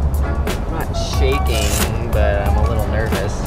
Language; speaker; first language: English; native; English